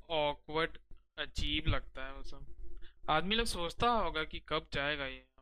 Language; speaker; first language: Hindi; native; Hindi